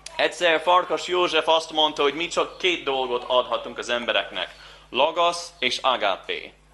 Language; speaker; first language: Hungarian; non-native, fluent; English